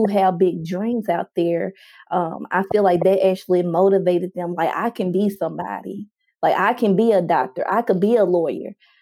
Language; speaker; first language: English; native; English